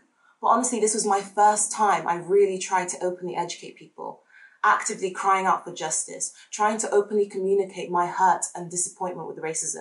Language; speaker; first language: English; native; English